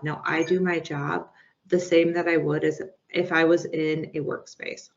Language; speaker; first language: English; native; English